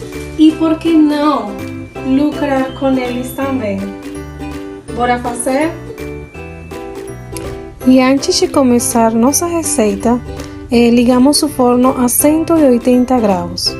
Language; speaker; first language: Portuguese; non-native, fluent; Spanish